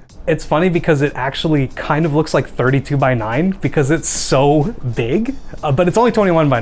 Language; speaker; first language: English; native; English